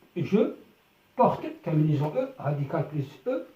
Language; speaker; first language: French; non-native, local second language; Arabic